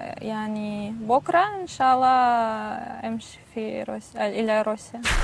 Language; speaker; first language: Arabic; non-native, learner; Russian